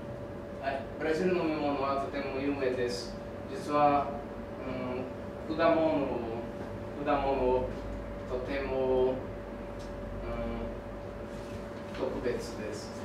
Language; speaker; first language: Japanese; non-native, learner; Portuguese